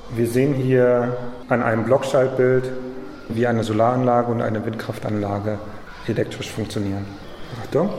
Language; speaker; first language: German; native; German